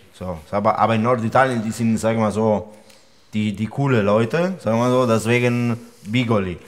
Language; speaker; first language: German; non-native, learner; Italian